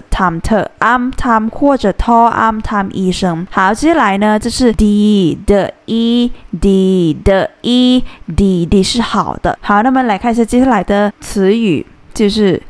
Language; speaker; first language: Chinese; non-native, fluent; Thai